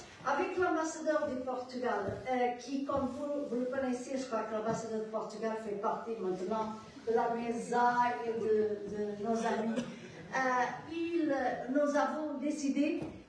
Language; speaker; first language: French; non-native, fluent; Portuguese